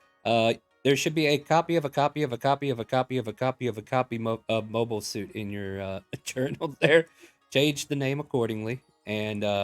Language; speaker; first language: English; native; English